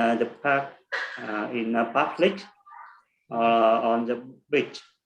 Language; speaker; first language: English; non-native, learner; Vietnamese